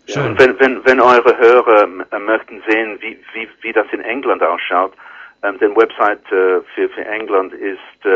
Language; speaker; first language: German; non-native, learner; English